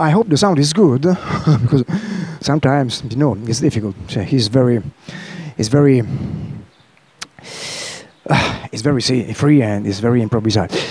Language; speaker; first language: English; non-native, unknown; Italian